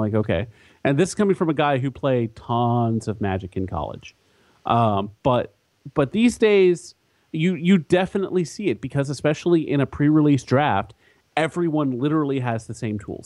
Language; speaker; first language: English; native; English